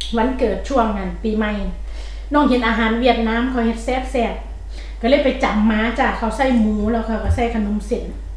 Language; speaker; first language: Thai; native; Thai